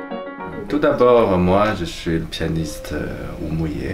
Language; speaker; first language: French; non-native, fluent; Chinese